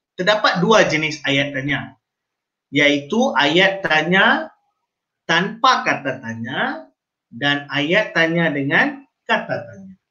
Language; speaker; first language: Malay; non-native, local second language; Tamil